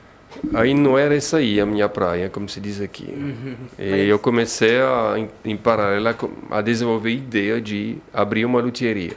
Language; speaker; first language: Portuguese; non-native, fluent; French